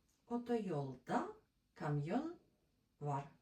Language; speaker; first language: Turkish; non-native, learner; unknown